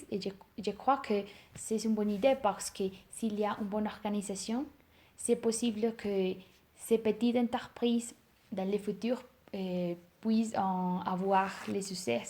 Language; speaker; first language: French; non-native, learner; Spanish